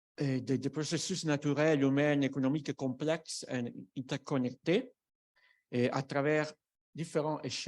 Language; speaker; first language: French; non-native, fluent; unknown